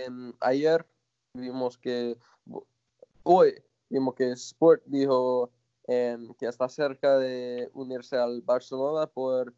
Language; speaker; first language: Spanish; non-native, fluent; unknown